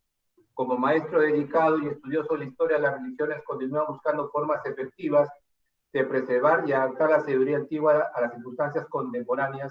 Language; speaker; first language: Spanish; native; Spanish